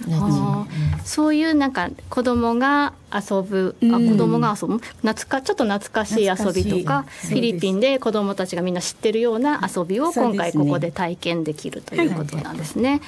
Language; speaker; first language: Japanese; native; Japanese